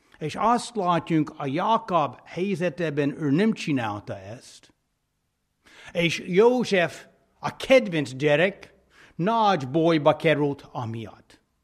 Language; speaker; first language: Hungarian; non-native, fluent; English